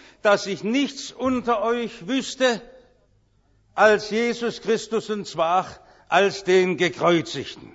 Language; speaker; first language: German; native; German